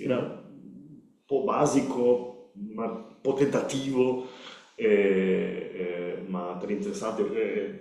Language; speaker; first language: Italian; non-native, learner; Spanish